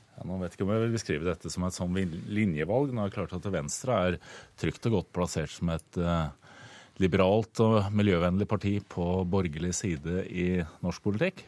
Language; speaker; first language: Norwegian; native; Norwegian